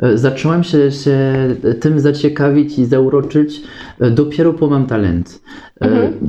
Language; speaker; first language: Polish; non-native, fluent; French